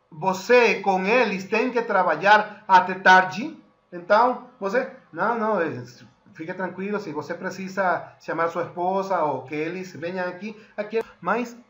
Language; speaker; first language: Portuguese; non-native, fluent; Spanish